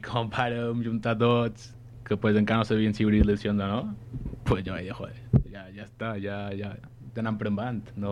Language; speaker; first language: Catalan; native; Catalan